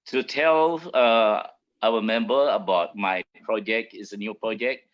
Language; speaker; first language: English; non-native, learner; Malay